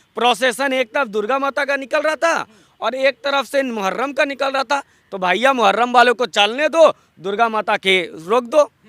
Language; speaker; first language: Hindi; non-native, local second language; Bangla